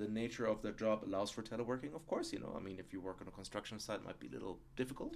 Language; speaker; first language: English; non-native, fluent; German